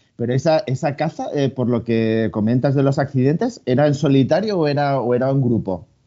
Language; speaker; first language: Spanish; native; Spanish